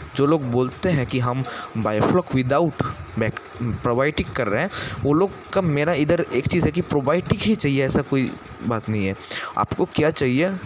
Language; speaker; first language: Hindi; non-native, local second language; Bangla